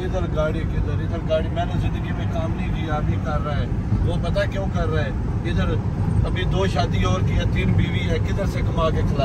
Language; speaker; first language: Hindi; non-native, learner; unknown